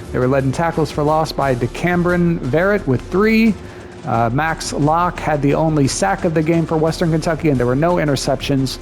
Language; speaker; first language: English; native; English